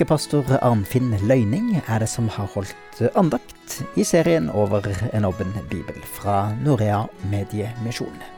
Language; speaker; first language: Norwegian; native; Norwegian